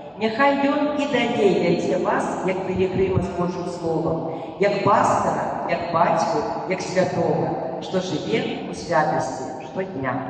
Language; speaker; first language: Belarusian; native; Belarusian